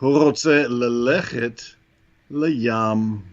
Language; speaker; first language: Hebrew; non-native, fluent; English